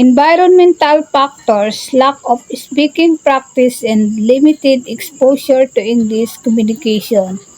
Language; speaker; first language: English; non-native, local second language; Filipino